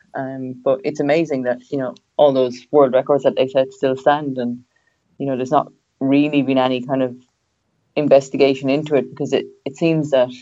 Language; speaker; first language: English; native; English